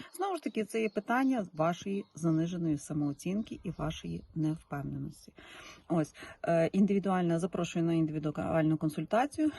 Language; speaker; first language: Ukrainian; non-native, local second language; Russian